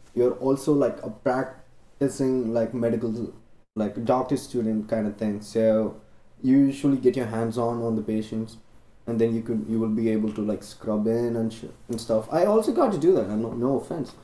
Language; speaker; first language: English; non-native, local second language; Tamil